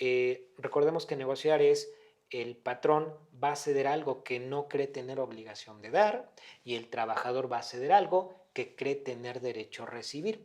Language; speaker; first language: Spanish; native; Spanish